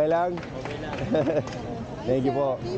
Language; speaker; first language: Filipino; non-native, learner; English